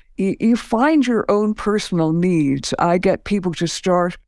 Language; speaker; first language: English; native; English